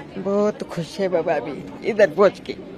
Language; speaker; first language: Hindi; non-native, local second language; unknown